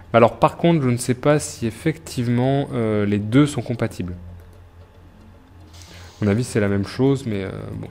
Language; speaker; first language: French; native; French